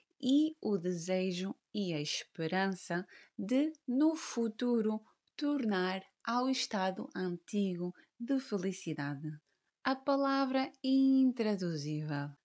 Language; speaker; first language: Portuguese; native; Portuguese